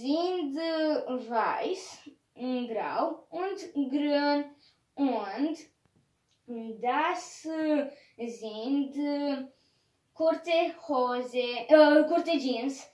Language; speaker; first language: German; non-native, learner; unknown